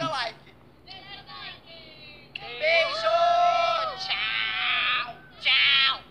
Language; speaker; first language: Portuguese; native; Portuguese